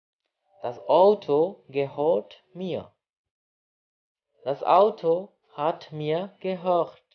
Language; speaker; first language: German; non-native, learner; Bangla